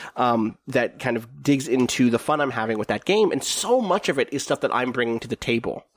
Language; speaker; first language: English; native; English